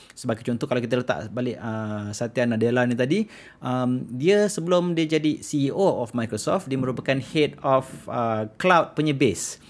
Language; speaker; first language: Malay; native; Malay